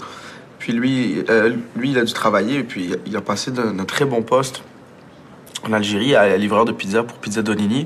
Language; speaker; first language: French; early bilingual, other home language; Arabic